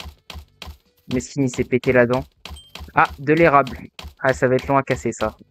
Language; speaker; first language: French; native; French